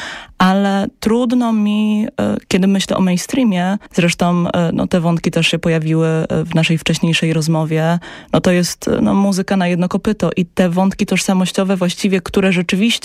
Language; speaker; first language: Polish; native; Polish